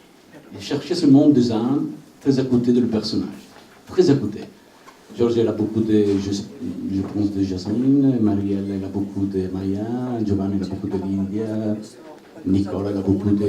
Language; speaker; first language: French; non-native, learner; Italian